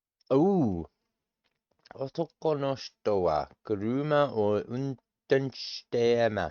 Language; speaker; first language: Japanese; non-native, learner; English